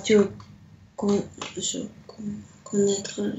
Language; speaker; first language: French; non-native, learner; Russian